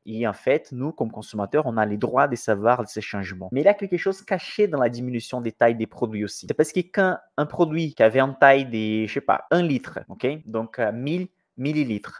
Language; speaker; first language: French; non-native, fluent; Portuguese